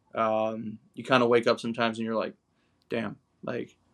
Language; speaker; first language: English; native; English